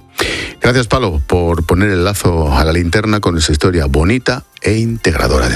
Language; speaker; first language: Spanish; native; Spanish